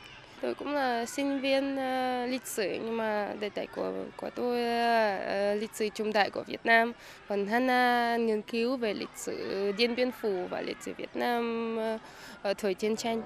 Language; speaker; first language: Vietnamese; non-native, fluent; Russian